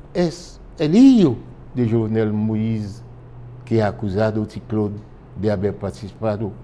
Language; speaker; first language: Spanish; non-native, fluent; French